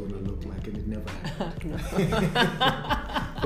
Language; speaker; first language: English; non-native, local second language; Zulu